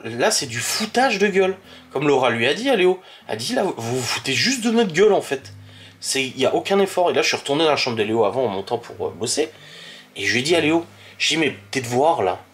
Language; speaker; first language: French; native; French